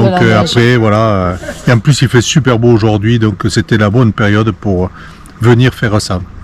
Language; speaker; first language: French; native; French